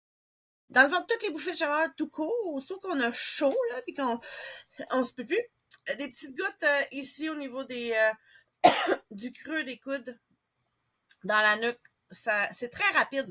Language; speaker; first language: French; native; French